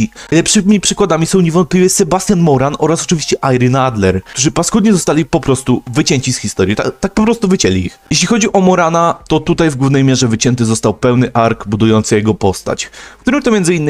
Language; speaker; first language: Polish; native; Polish